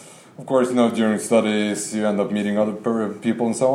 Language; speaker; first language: English; non-native, fluent; Norwegian